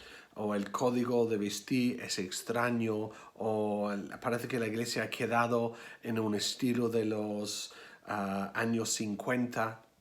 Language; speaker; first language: Spanish; non-native, fluent; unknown